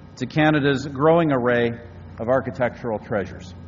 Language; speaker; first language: English; native; English